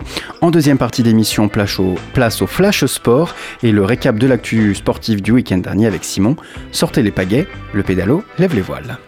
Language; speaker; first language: French; native; French